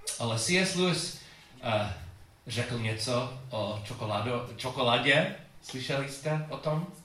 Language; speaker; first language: Czech; non-native, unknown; English